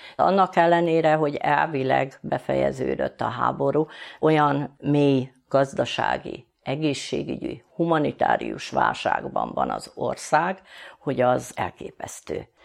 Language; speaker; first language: Hungarian; native; Hungarian